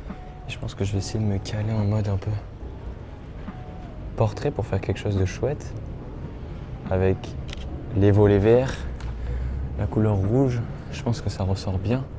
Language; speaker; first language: French; native; French